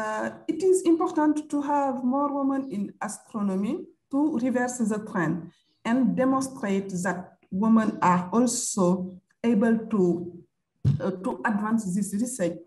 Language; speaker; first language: English; non-native, fluent; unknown